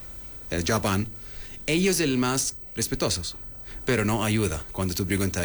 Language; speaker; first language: Spanish; non-native, learner; Arabic